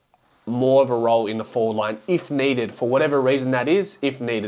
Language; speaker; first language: English; native; English